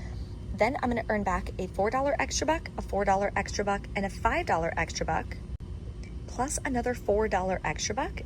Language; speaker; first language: English; native; English